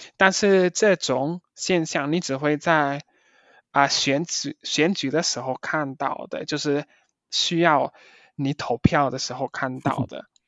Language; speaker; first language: Chinese; early bilingual, heritage; Chinese